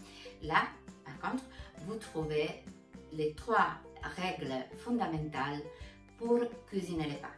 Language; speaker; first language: French; non-native, fluent; Italian